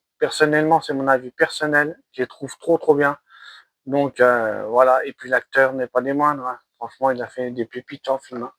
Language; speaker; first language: French; native; French